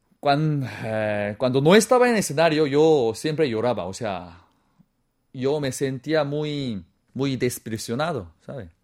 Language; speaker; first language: Spanish; non-native, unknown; Korean